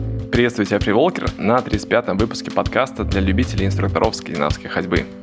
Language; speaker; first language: Russian; native; Russian